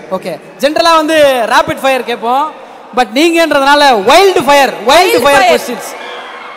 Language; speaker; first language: Tamil; native; Tamil